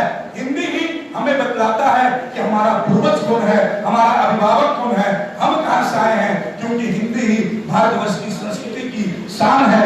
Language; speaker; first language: Hindi; native; Hindi